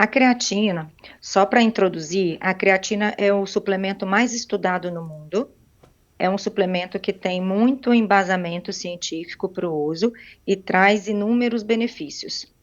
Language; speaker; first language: Portuguese; native; Portuguese